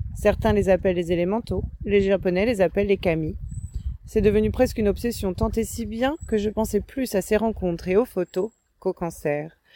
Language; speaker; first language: French; native; French